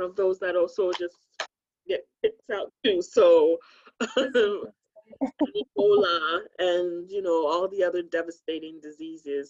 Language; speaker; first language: English; non-native, local second language; Akan